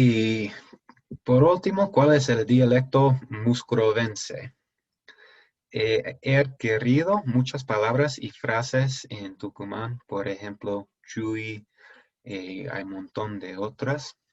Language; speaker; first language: Spanish; non-native, fluent; English